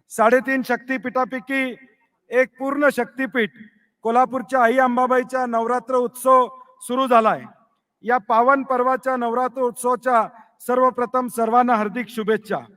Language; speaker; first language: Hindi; non-native, local second language; Marathi